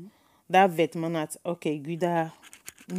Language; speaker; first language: Norwegian; non-native, fluent; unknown